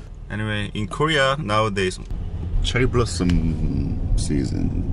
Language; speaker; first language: English; non-native, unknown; Korean